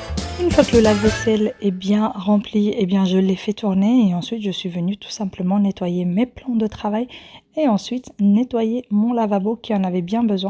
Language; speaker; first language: French; native; French